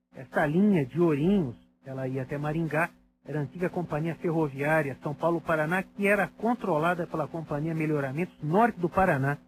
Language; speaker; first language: Portuguese; native; Portuguese